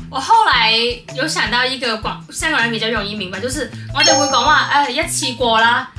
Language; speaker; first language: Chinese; non-native, local second language; Cantonese